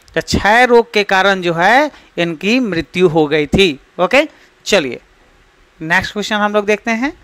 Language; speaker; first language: Hindi; native; Hindi